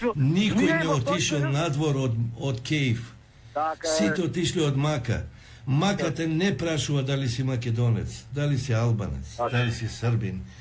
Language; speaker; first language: Macedonian; non-native, local second language; Albanian